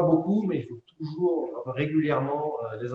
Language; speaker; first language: French; native; French